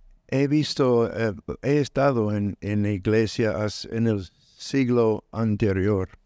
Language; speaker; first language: Spanish; non-native, learner; English